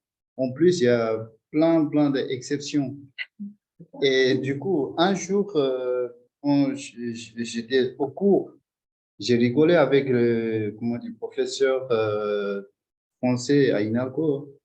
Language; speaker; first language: French; non-native, fluent; Tibetan